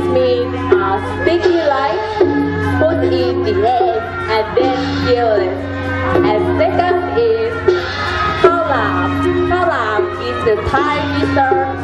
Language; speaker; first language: English; non-native, learner; Thai